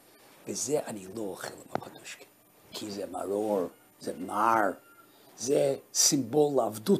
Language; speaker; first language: Hebrew; non-native, fluent; Russian